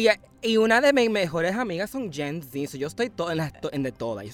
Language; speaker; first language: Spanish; early bilingual, heritage; Spanish